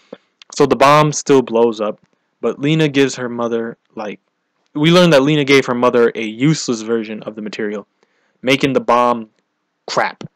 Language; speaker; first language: English; native; English